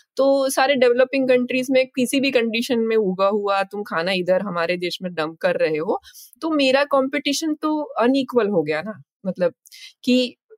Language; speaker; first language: Hindi; native; Hindi